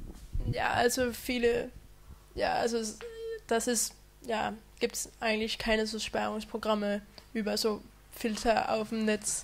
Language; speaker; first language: German; non-native, fluent; Danish